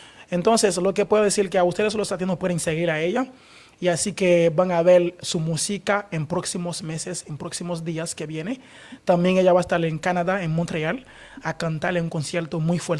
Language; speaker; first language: Spanish; non-native, learner; Haitian Creole